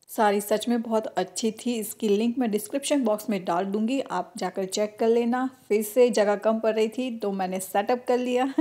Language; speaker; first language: Hindi; non-native, local second language; Gujarati